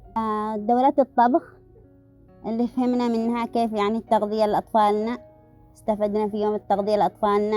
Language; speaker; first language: Arabic; native; Arabic